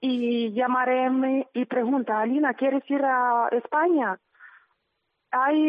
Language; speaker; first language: Spanish; non-native, learner; Ukrainian